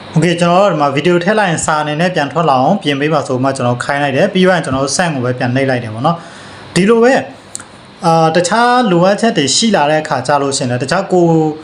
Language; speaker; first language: Burmese; native; Burmese